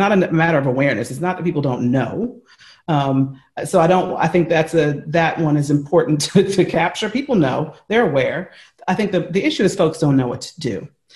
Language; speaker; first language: English; native; English